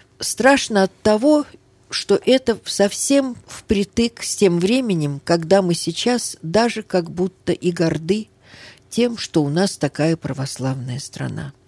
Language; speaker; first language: Russian; early bilingual, heritage; Russian